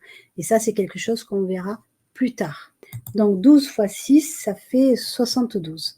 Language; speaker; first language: French; native; French